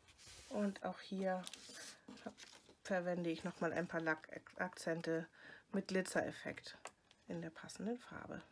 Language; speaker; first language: German; native; German